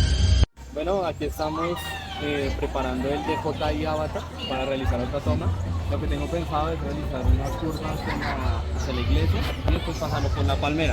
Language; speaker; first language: Spanish; native; Spanish